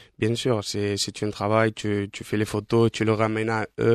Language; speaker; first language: French; non-native, fluent; Spanish